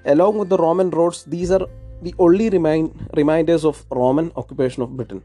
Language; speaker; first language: English; non-native, local second language; Malayalam